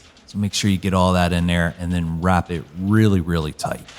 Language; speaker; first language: English; native; English